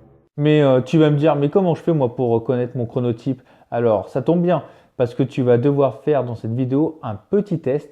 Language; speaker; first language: French; native; French